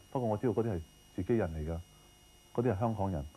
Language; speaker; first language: Cantonese; early bilingual, heritage; Cantonese